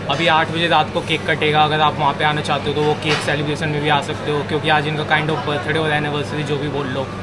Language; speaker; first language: Hindi; native; Hindi